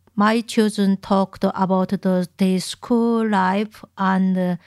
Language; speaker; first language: English; non-native, learner; Korean